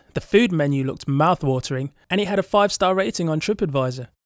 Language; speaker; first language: English; native; English